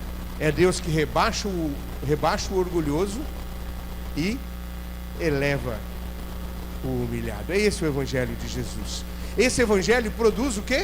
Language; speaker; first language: Portuguese; native; Portuguese